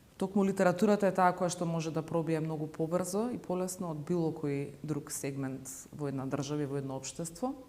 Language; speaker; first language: Macedonian; native; Macedonian